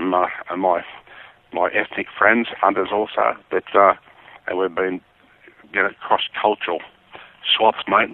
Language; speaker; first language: English; native; English